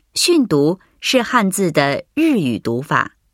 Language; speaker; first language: Chinese; native; Chinese